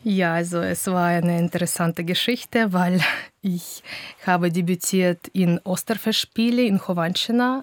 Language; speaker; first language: German; non-native, fluent; Russian